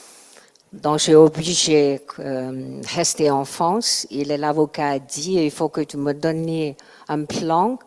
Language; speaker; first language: French; non-native, learner; Chinese